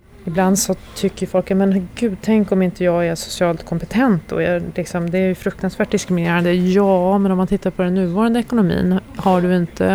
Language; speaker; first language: Swedish; native; Swedish